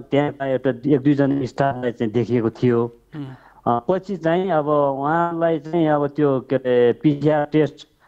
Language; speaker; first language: Nepali; non-native, local second language; Tibetan